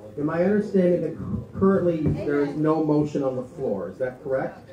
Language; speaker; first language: English; native; English